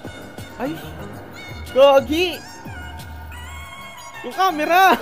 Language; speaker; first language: Filipino; native; Filipino